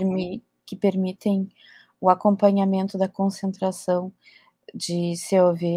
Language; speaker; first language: French; non-native, fluent; Portuguese